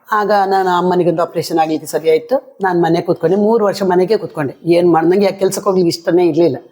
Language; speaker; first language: Kannada; non-native, local second language; Konkani